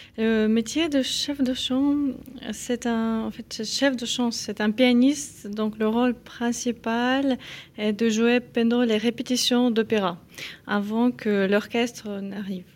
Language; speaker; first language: French; non-native, fluent; Ukrainian